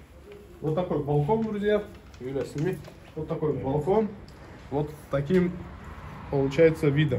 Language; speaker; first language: Russian; non-native, fluent; Turkish